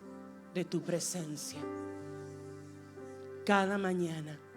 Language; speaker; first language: Spanish; native; Spanish